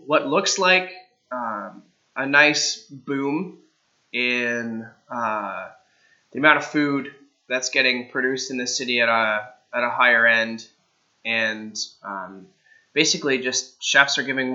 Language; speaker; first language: English; native; English